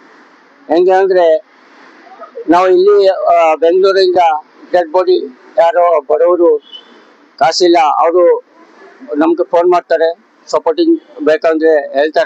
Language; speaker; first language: Kannada; non-native, local second language; Odia